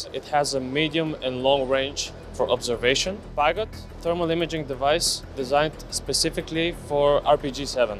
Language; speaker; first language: English; non-native, fluent; Bulgarian